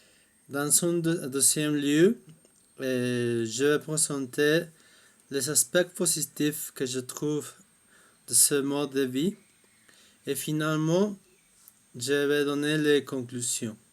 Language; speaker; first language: French; non-native, fluent; Spanish